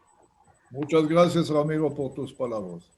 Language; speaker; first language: Spanish; non-native, fluent; Hebrew